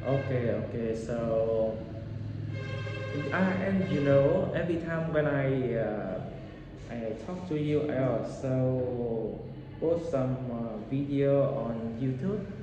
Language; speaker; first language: English; non-native, learner; Vietnamese